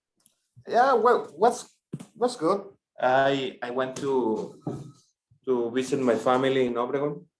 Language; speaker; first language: English; non-native, learner; Spanish